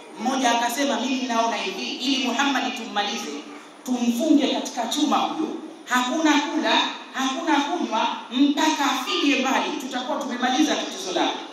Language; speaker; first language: Swahili; native; Swahili